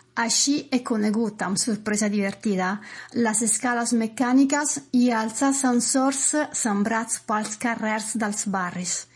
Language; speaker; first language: Catalan; non-native, fluent; Italian